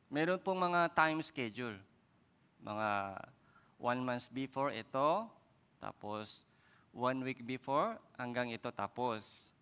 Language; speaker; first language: Filipino; non-native, fluent; Korean